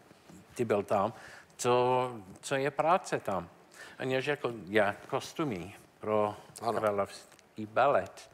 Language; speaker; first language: Czech; non-native, learner; English